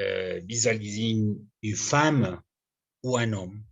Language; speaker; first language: French; non-native, fluent; Spanish